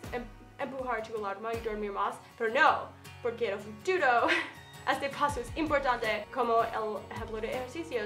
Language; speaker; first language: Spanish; non-native, fluent; English